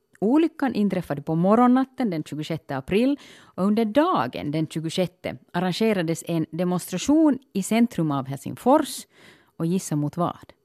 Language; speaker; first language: Swedish; native; Swedish